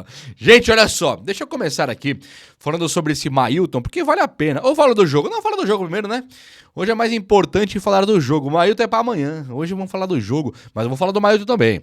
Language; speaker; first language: Portuguese; native; Portuguese